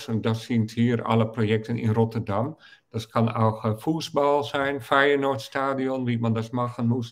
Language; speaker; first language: German; non-native, fluent; Dutch